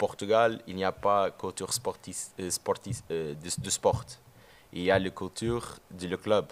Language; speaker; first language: French; non-native, learner; Portuguese